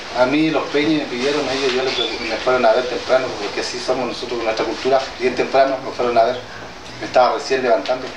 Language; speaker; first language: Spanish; non-native, local second language; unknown